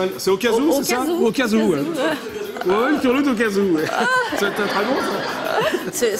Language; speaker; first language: French; native; French